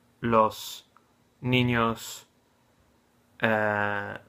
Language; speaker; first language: Spanish; non-native, learner; English